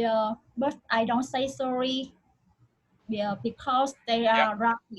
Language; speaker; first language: English; non-native, learner; Vietnamese